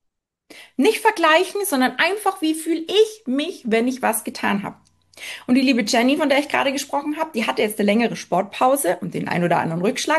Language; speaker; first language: German; native; German